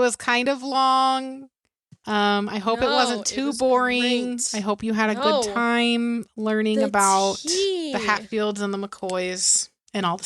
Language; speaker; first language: English; native; English